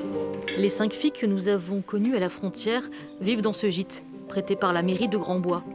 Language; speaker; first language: French; native; French